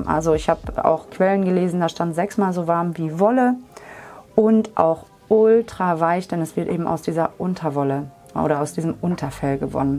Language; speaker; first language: German; native; German